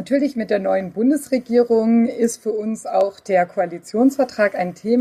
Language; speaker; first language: German; native; German